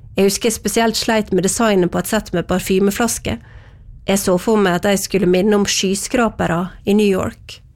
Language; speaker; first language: Norwegian; native; Norwegian